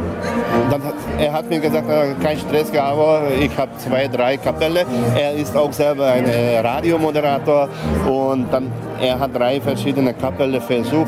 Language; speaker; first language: German; non-native, local second language; Hungarian